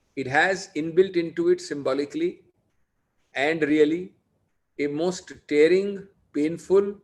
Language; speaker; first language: English; non-native, local second language; Hindi